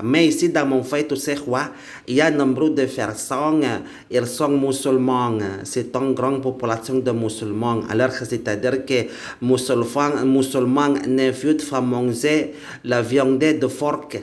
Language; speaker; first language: French; non-native, learner; Indonesian